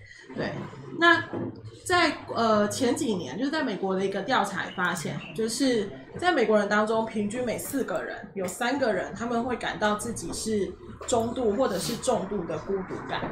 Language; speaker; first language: Chinese; native; Chinese